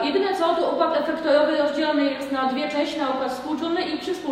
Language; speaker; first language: Polish; native; Polish